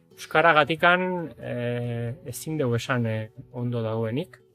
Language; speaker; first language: Basque; native; Basque